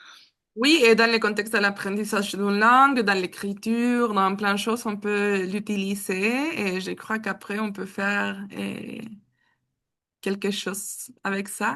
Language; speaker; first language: French; non-native, learner; Spanish